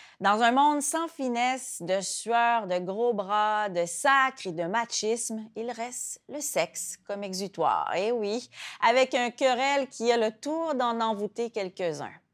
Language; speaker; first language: French; native; French